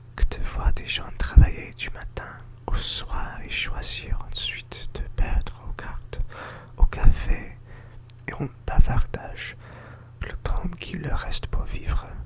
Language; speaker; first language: French; non-native, learner; English